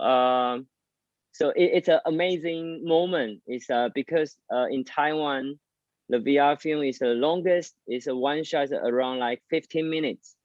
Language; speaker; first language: English; non-native, learner; Chinese